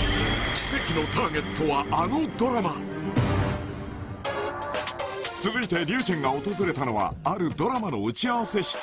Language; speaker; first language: Japanese; native; Japanese